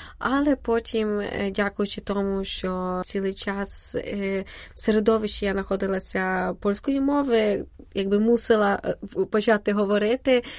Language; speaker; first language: Ukrainian; native; Ukrainian